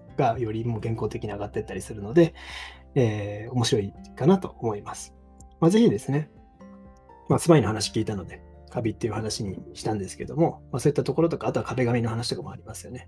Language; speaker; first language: Japanese; native; Japanese